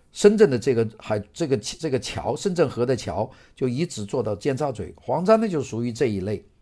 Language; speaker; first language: Chinese; non-native, local second language; Cantonese